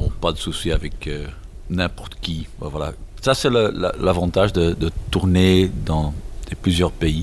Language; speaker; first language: French; non-native, learner; Dutch